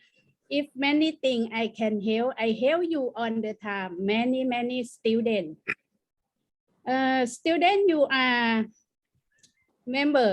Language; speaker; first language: English; non-native, learner; Thai